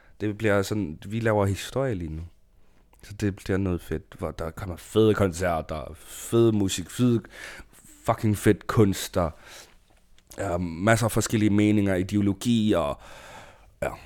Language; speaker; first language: Danish; non-native, local second language; Kalaallisut